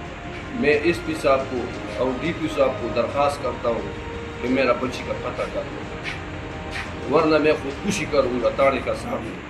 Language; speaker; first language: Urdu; non-native, local second language; Pashto